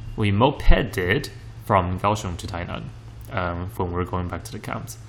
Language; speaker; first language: English; non-native, fluent; Chinese